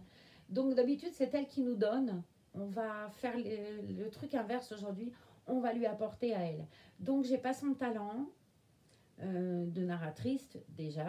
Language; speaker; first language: French; native; French